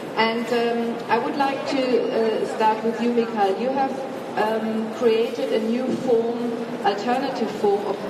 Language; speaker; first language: English; non-native, fluent; German